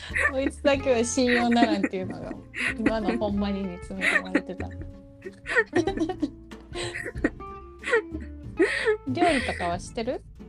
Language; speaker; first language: Japanese; native; Japanese